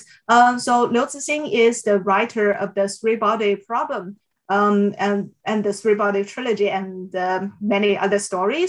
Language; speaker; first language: English; non-native, fluent; Chinese